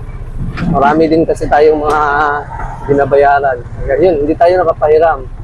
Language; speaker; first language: Filipino; non-native, local second language; Cebuano